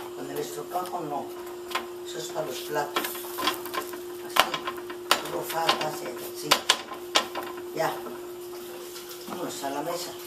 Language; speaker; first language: Spanish; native; Spanish